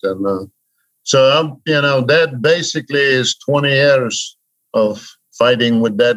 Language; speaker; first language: English; non-native, fluent; Polish